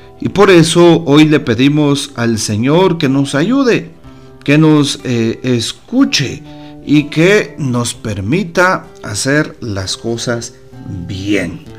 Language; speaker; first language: Spanish; native; Spanish